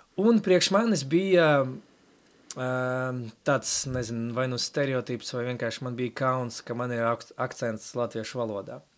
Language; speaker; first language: Latvian; non-native, local second language; Russian